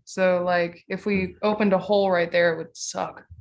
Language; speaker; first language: English; native; English